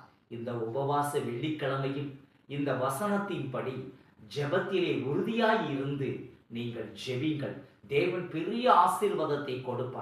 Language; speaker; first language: Tamil; native; Tamil